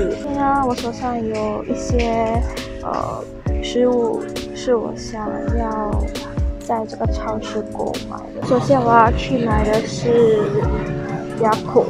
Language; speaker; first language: Chinese; non-native, local second language; English